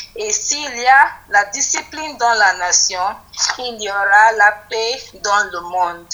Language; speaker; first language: French; non-native, learner; Yoruba